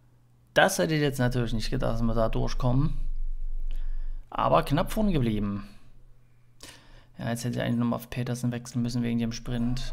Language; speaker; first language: German; native; German